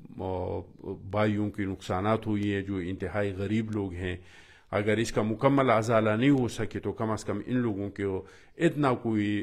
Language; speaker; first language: Urdu; non-native, local second language; Pashto